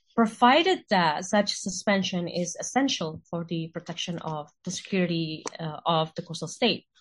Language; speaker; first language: English; non-native, fluent; Indonesian